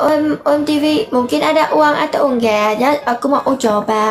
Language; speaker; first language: Indonesian; non-native, learner; Vietnamese